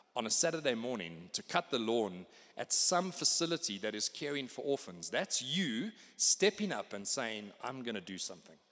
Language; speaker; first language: English; native; English